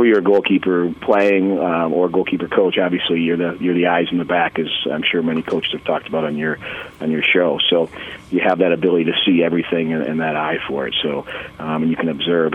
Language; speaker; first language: English; native; English